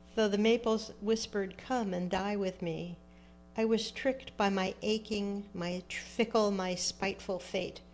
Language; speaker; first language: English; native; English